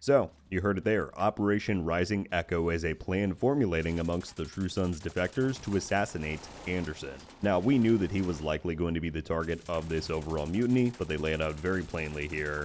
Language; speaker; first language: English; native; English